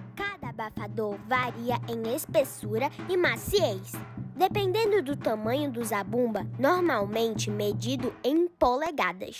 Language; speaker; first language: Portuguese; native; Portuguese